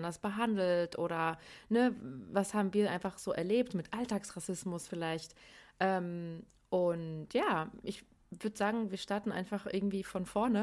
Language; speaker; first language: German; early bilingual, other home language; Persian